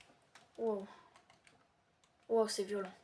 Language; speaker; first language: French; native; French